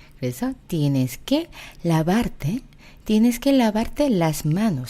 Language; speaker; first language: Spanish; non-native, fluent; Korean